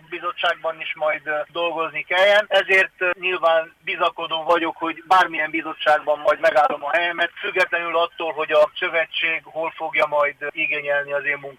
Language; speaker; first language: Hungarian; native; Hungarian